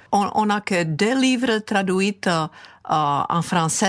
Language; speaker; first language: French; non-native, fluent; Czech